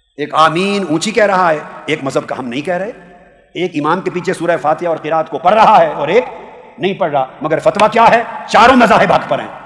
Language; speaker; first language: Urdu; non-native, local second language; Punjabi